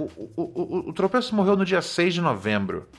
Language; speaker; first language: Portuguese; native; Portuguese